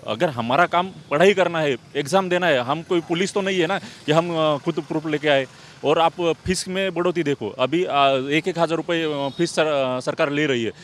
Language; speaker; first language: Hindi; non-native, local second language; Marathi